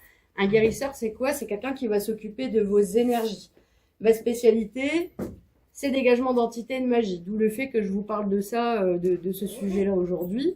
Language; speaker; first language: French; native; French